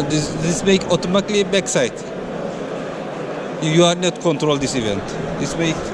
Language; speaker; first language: English; non-native, learner; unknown